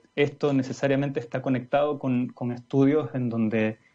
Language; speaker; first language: Spanish; native; Spanish